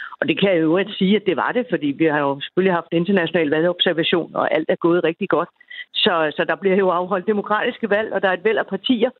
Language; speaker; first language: Danish; native; Danish